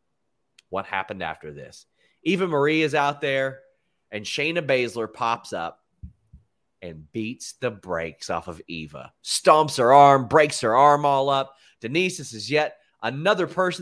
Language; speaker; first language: English; native; English